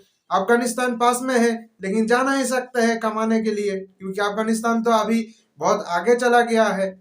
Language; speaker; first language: Hindi; non-native, local second language; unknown